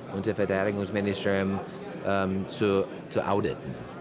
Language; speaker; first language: German; non-native, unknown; English